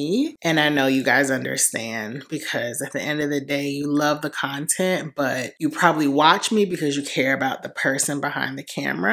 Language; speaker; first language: English; native; English